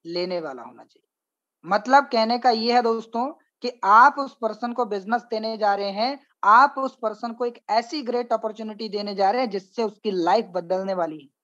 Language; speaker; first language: Hindi; native; Hindi